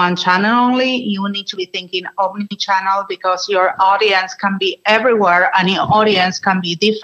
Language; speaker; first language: English; non-native, fluent; Spanish